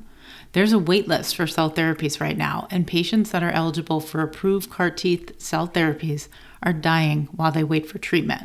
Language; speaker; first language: English; native; English